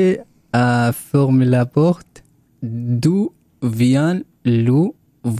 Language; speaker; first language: French; non-native, learner; Arabic